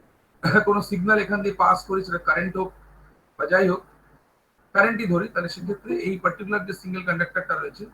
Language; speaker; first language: Bangla; native; Bangla